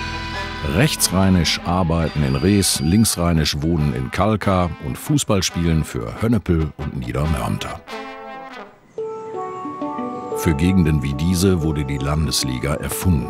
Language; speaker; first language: German; native; German